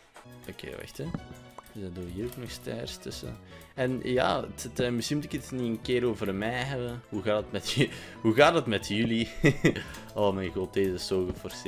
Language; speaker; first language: Dutch; native; Dutch